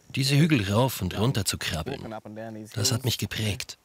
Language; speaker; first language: German; non-native, fluent; English